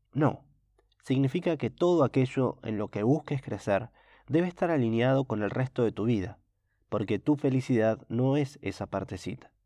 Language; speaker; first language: Spanish; native; Spanish